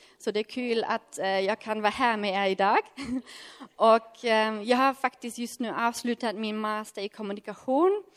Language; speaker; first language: Swedish; non-native, fluent; German